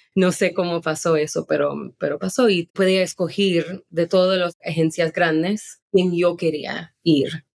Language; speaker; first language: Spanish; early bilingual, heritage; Spanish